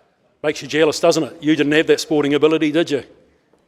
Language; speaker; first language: English; native; English